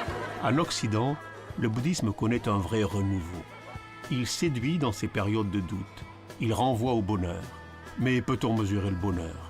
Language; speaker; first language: French; native; French